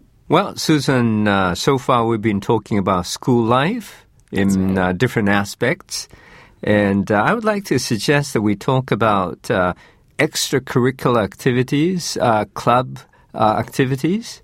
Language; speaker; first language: English; non-native, fluent; Japanese